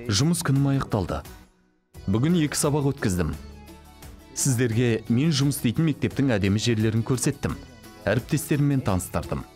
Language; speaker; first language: Kazakh; non-native, fluent; French